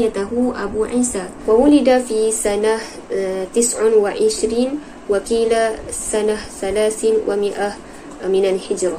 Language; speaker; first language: Arabic; non-native, learner; Malay